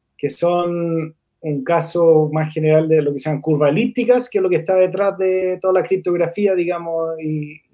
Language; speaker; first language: Spanish; non-native, fluent; English